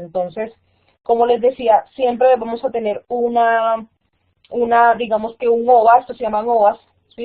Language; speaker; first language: Spanish; native; Spanish